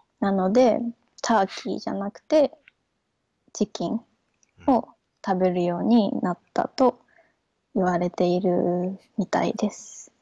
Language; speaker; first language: Japanese; native; Japanese